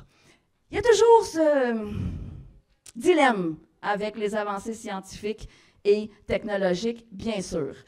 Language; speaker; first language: French; native; French